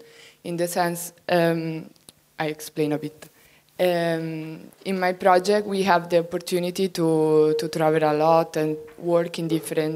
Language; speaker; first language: English; non-native, fluent; Italian